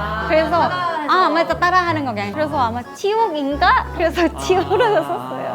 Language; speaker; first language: Korean; non-native, fluent; Thai